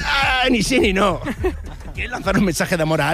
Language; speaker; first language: Spanish; native; Spanish